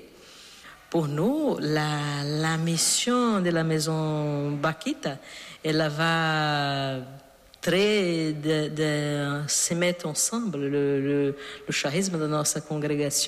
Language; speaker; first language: French; non-native, learner; Portuguese